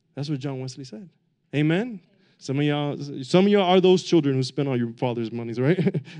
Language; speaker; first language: English; early bilingual, other home language; Spanish